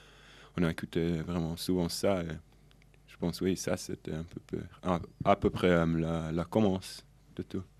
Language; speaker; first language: French; non-native, local second language; German